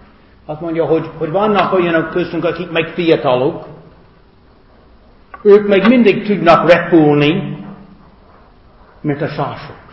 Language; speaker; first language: Hungarian; non-native, learner; English